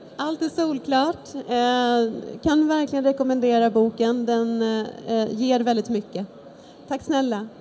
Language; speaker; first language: Swedish; native; Swedish